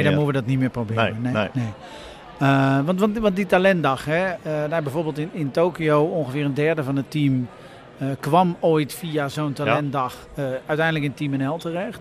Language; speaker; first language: Dutch; native; Dutch